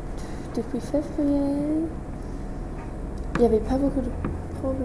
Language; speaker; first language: French; non-native, fluent; English